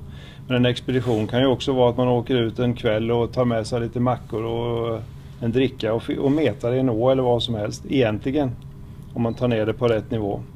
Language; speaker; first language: Swedish; native; Swedish